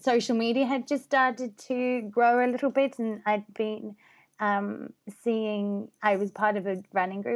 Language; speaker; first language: English; native; English